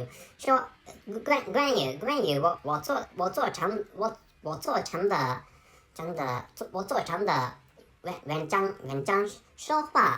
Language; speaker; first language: Chinese; non-native, learner; Japanese